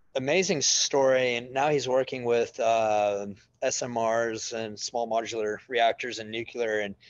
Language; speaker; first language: English; native; English